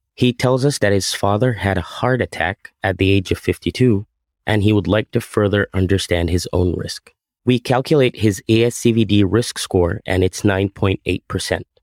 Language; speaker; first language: English; non-native, fluent; Arabic